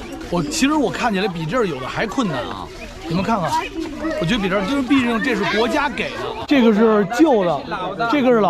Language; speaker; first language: Chinese; native; Chinese